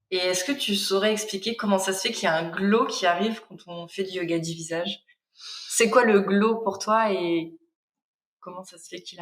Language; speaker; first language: French; native; French